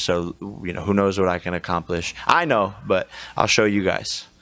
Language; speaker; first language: English; native; English